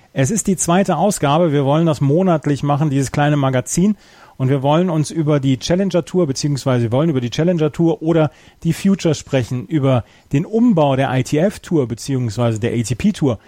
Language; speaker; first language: German; native; German